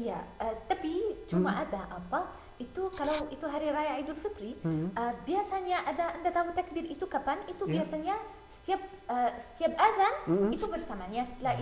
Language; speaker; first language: Indonesian; non-native, learner; Arabic